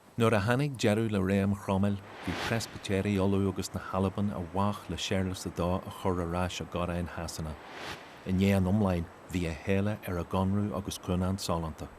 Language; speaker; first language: Irish; native; Irish